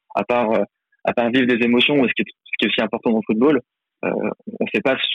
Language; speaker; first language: French; native; French